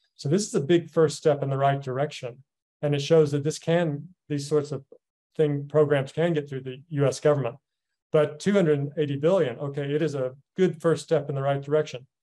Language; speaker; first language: English; native; English